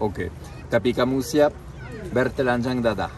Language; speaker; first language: Indonesian; non-native, fluent; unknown